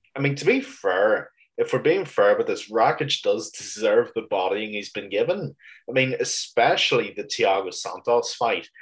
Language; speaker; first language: English; native; English